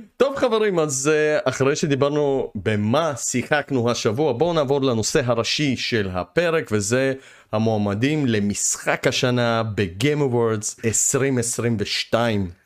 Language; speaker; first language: Hebrew; early bilingual, other home language; Russian